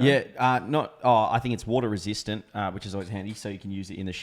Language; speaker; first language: English; native; English